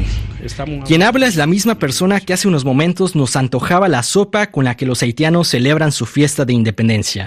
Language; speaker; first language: Spanish; native; Spanish